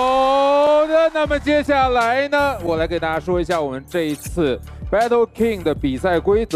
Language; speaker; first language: Chinese; native; Chinese